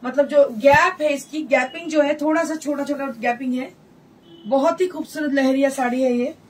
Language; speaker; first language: Hindi; non-native, local second language; Bangla